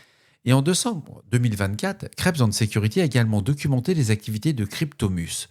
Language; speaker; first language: French; native; French